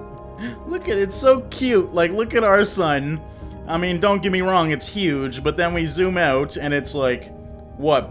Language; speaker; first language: English; native; English